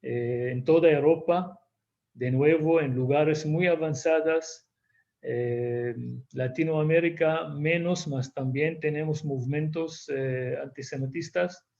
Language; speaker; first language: Spanish; non-native, fluent; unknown